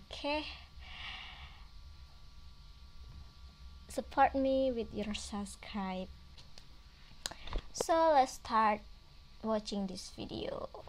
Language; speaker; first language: English; non-native, learner; Indonesian